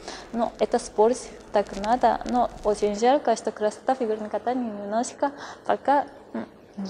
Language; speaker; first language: Russian; non-native, fluent; Japanese